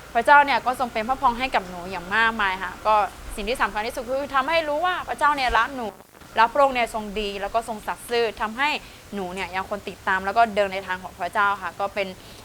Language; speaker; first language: Thai; non-native, local second language; Akha